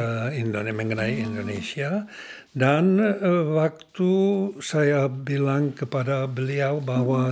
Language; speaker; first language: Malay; non-native, learner; Czech